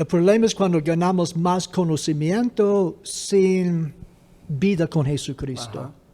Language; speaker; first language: Spanish; non-native, fluent; English